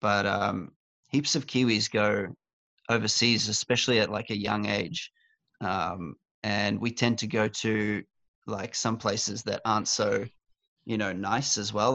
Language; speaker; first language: English; native; English